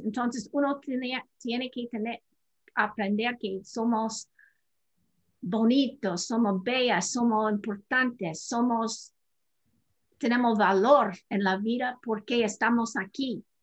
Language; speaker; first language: Spanish; non-native, fluent; English